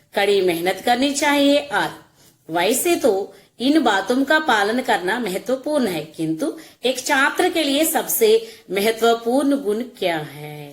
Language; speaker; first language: Hindi; non-native, local second language; Telugu